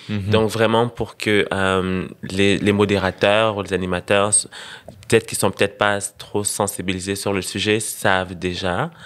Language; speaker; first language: French; non-native, local second language; Rundi